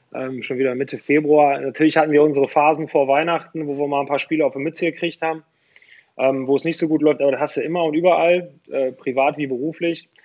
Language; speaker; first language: German; native; German